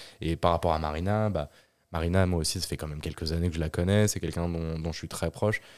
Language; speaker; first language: French; native; French